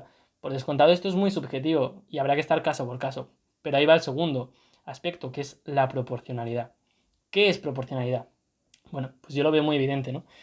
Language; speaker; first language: Spanish; native; Spanish